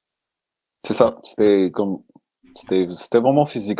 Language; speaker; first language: French; non-native, local second language; Malagasy